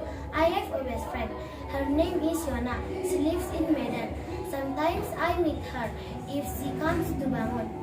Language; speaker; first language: English; non-native, learner; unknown